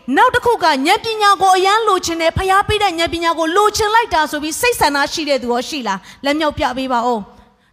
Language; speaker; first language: Burmese; native; Burmese